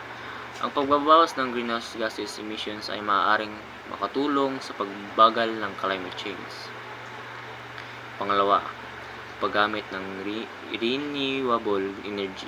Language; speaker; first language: Filipino; native; Filipino